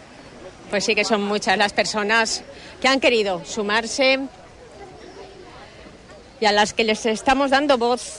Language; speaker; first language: Spanish; native; Spanish